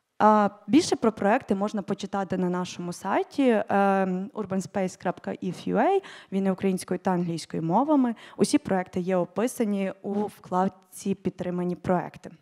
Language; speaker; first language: Ukrainian; native; Ukrainian